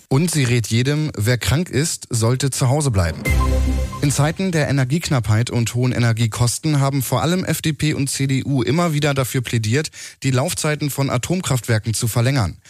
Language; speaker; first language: German; native; German